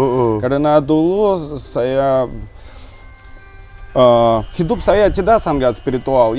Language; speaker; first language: Indonesian; non-native, learner; Russian